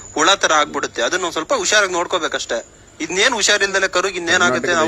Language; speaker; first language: Kannada; native; Kannada